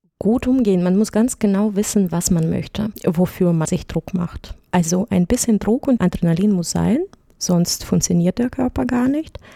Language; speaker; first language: German; non-native, fluent; Russian